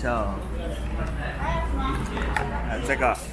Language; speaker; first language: Chinese; non-native, fluent; Japanese